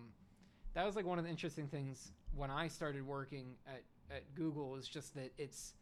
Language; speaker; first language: English; native; English